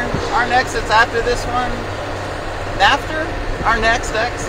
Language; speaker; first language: English; native; English